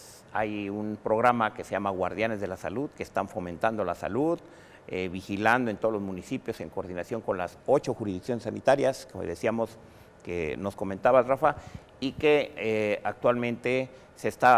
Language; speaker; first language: Spanish; native; Spanish